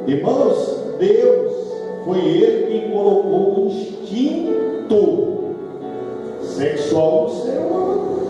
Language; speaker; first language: Portuguese; native; Portuguese